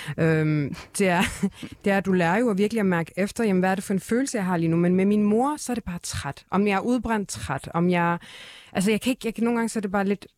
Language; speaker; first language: Danish; early bilingual, other home language; Kurdish